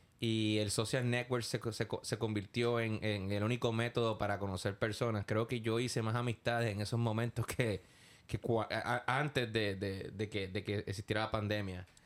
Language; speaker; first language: Spanish; native; Spanish